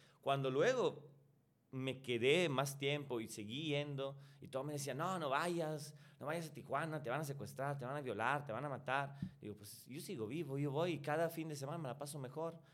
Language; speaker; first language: Spanish; non-native, fluent; Italian